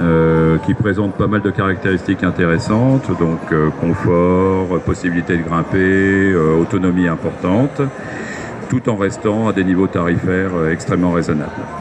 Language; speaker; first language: French; native; French